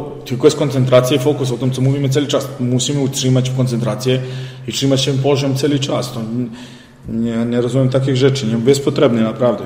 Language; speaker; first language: Polish; non-native, learner; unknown